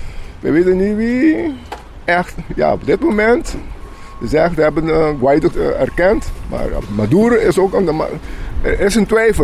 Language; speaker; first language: Dutch; non-native, local second language; Papiamento